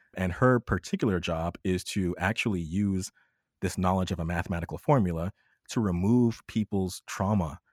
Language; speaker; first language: English; native; English